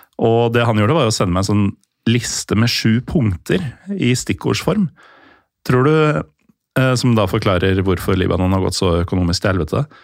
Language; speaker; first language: Norwegian; native; Norwegian